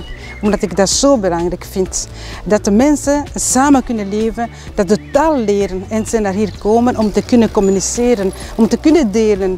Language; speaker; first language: Dutch; non-native, fluent; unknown